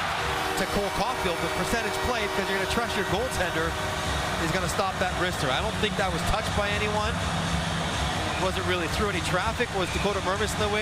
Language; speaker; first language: English; native; English